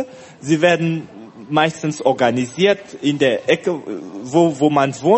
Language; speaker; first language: German; non-native, fluent; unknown